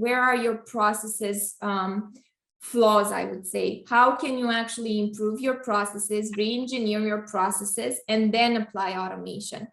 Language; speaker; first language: English; non-native, fluent; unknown